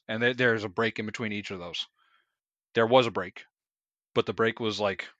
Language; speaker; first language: English; native; English